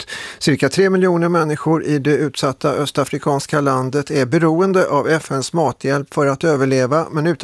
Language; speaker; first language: Swedish; native; Swedish